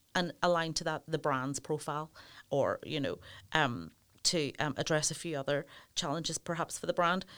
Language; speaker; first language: English; native; English